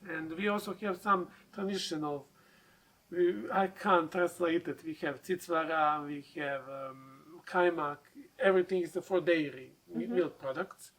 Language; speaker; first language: English; non-native, learner; Serbian